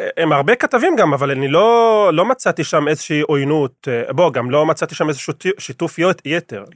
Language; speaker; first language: Hebrew; non-native, local second language; Arabic